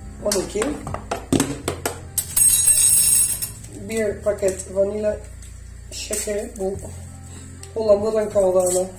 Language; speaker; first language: Turkish; early bilingual, heritage; Turkish